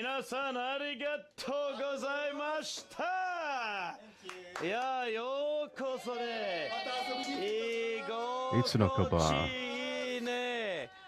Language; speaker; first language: Japanese; non-native, learner; English